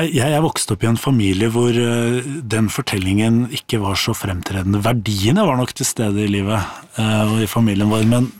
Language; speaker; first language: Norwegian; native; Norwegian